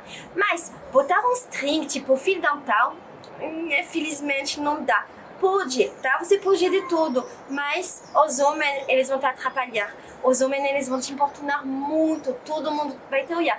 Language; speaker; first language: Portuguese; non-native, fluent; French